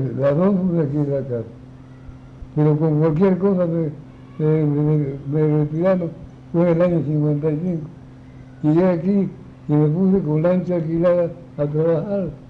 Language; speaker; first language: Spanish; native; Spanish